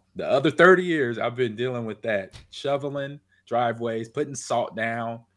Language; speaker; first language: English; native; English